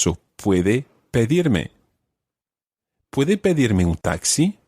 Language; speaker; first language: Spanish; non-native, fluent; English